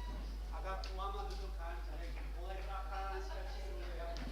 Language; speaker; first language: Indonesian; non-native, learner; Korean